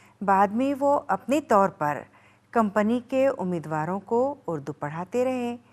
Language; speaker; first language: Urdu; native; Urdu